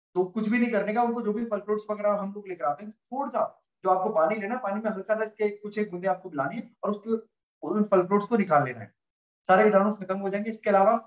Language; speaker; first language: Hindi; native; Hindi